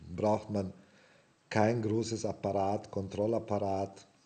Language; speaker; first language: German; non-native, fluent; Italian